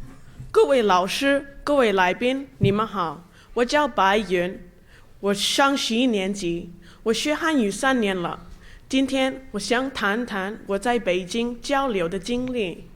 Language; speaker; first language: Chinese; non-native, fluent; English